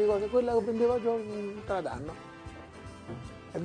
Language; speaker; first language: Italian; native; Italian